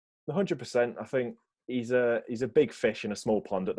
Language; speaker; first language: English; native; English